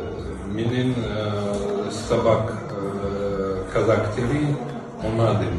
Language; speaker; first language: Kazakh; non-native, learner; Russian